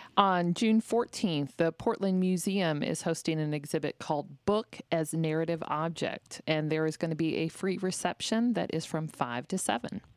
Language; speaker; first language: English; native; English